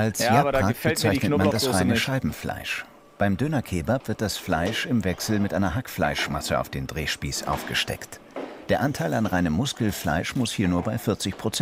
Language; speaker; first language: German; native; German